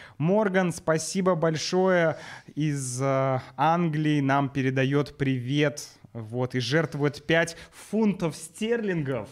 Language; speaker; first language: Russian; native; Russian